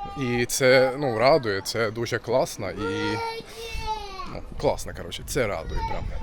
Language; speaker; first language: Ukrainian; non-native, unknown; Turkish